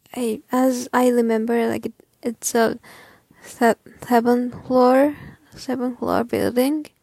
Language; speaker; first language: English; non-native, learner; Japanese